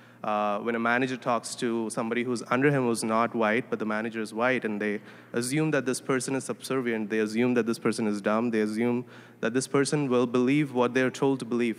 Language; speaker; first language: English; non-native, local second language; Tamil